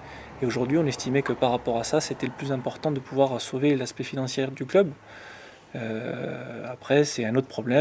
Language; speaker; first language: French; native; French